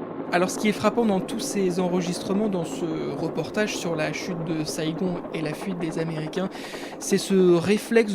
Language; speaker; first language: French; native; French